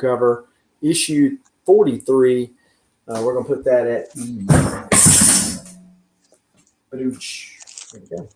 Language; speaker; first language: English; native; English